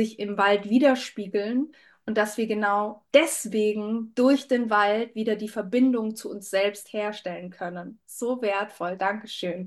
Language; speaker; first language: German; native; German